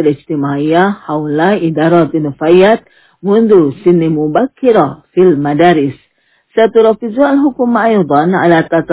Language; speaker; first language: Arabic; non-native, learner; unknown